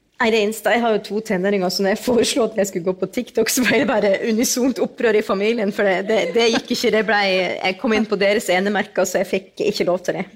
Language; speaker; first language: Norwegian; native; Norwegian